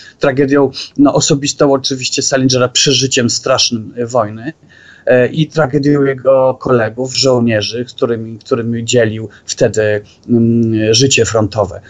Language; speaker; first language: Polish; native; Polish